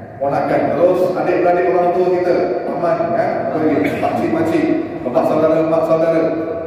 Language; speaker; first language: Malay; native; Malay